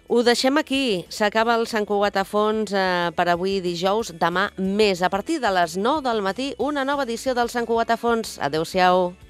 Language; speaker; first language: Catalan; native; Catalan